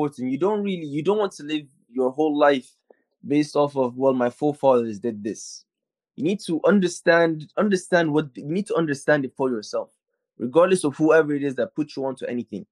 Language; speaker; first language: English; non-native, local second language; Hausa